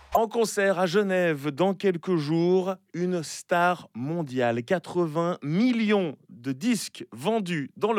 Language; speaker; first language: French; native; French